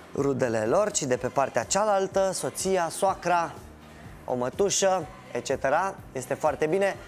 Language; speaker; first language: Romanian; native; Romanian